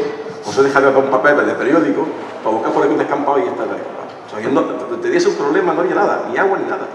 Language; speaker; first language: Spanish; native; Spanish